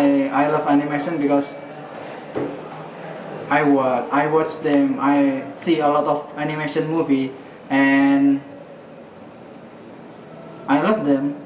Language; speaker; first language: English; non-native, learner; Indonesian